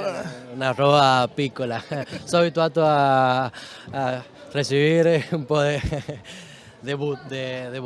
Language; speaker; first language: Italian; non-native, learner; Spanish